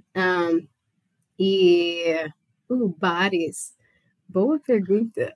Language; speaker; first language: Portuguese; non-native, fluent; English